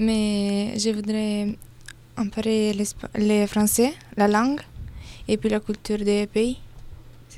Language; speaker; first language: French; non-native, learner; Italian